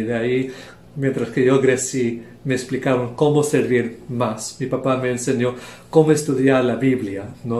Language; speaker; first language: Spanish; non-native, local second language; English